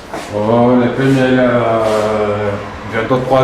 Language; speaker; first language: French; native; French